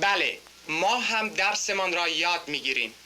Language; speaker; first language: Persian; non-native, learner; English